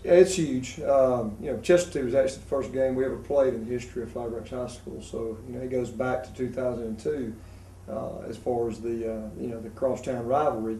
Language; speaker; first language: English; native; English